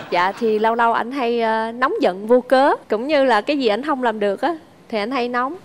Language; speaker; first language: Vietnamese; native; Vietnamese